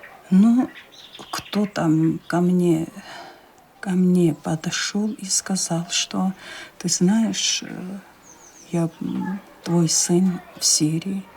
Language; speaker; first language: Russian; non-native, local second language; Chechen